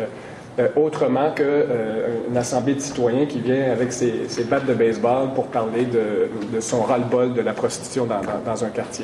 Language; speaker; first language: French; native; French